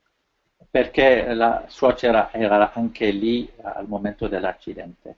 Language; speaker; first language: Italian; non-native, fluent; French